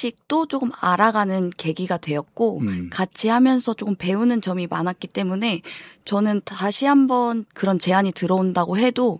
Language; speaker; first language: Korean; native; Korean